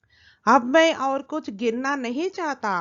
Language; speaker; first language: Hindi; non-native, local second language; Telugu